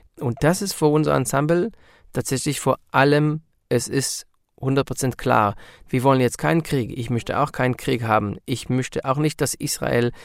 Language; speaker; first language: German; non-native, learner; Hebrew